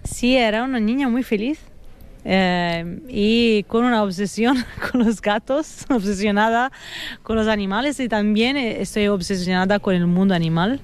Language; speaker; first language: Spanish; non-native, fluent; Italian